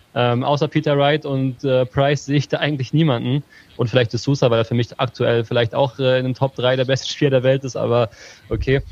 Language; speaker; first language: German; native; German